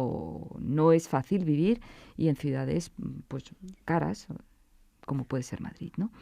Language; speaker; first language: Spanish; native; Spanish